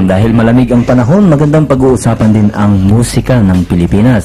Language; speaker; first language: Filipino; native; Filipino